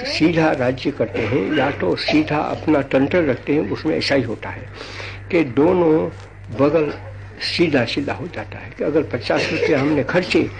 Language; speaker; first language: Hindi; non-native, local second language; Gujarati